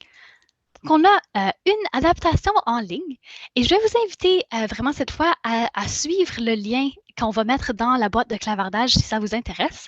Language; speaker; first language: French; native; French